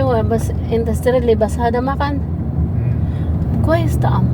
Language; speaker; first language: Arabic; non-native, learner; Filipino